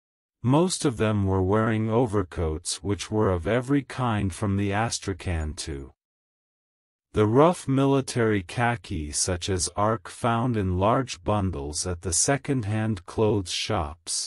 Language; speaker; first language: English; non-native, local second language; Urdu